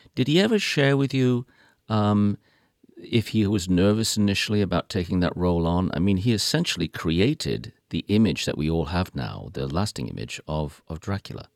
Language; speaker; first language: English; native; English